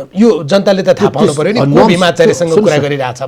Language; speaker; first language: Nepali; native; Nepali